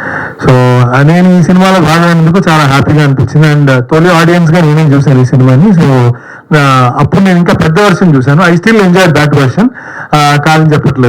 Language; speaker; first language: Telugu; native; Telugu